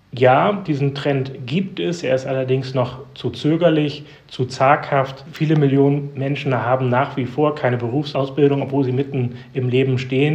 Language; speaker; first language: German; native; German